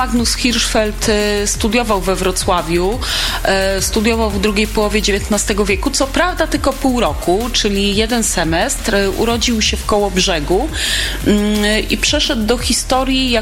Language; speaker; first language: Polish; native; Polish